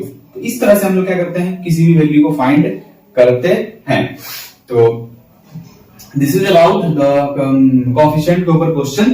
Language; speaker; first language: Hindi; native; Hindi